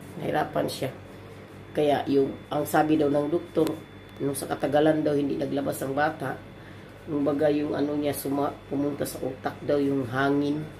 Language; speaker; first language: Filipino; non-native, local second language; Cebuano